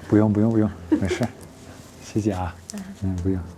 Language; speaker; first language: Chinese; non-native, fluent; Dutch